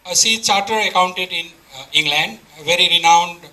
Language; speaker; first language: English; non-native, local second language; Nepali